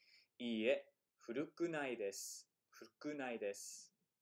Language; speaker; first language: Japanese; non-native, fluent; English